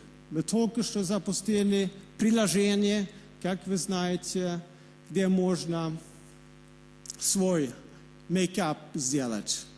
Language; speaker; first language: Russian; non-native, fluent; Swedish